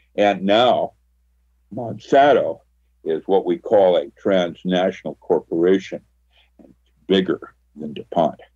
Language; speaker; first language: English; early bilingual, other home language; Filipino